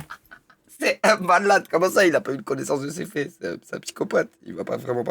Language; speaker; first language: French; native; French